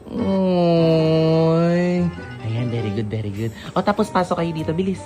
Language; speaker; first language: Filipino; native; Filipino